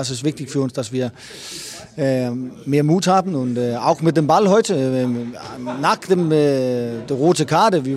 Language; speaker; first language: German; non-native, learner; Danish